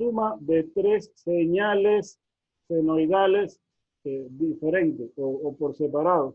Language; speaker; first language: Spanish; native; Spanish